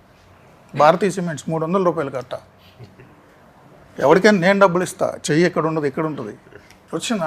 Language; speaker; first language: Telugu; native; Telugu